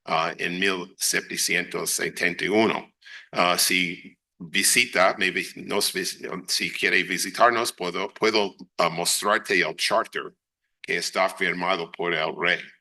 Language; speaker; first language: Spanish; non-native, fluent; English